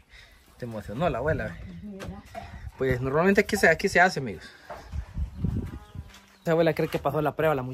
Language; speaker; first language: Spanish; native; Spanish